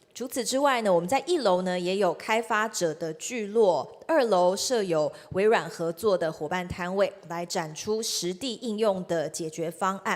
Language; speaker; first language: Chinese; native; Chinese